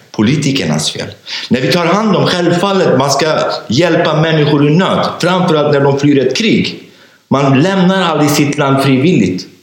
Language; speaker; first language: Swedish; non-native, fluent; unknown